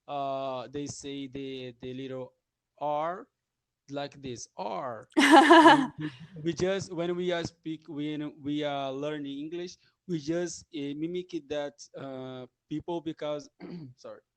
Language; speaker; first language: English; non-native, learner; Portuguese